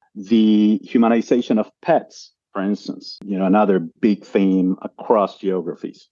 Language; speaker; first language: English; non-native, fluent; Spanish